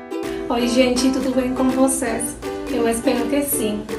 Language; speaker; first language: Portuguese; non-native, fluent; Spanish